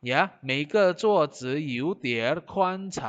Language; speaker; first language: Chinese; non-native, fluent; Indonesian